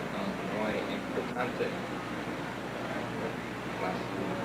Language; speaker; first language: Spanish; non-native, learner; English